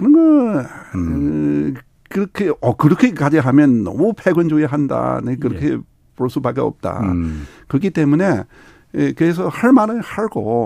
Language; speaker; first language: Korean; non-native, fluent; Chinese